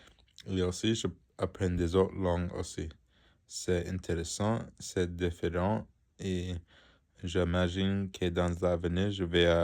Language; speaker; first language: French; non-native, learner; English